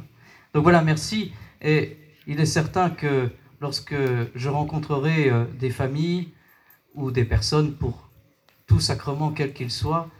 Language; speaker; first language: French; native; French